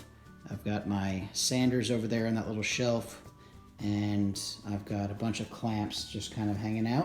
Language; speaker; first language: English; native; English